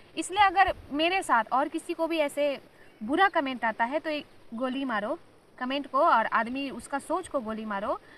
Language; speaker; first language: Hindi; non-native, local second language; Sadri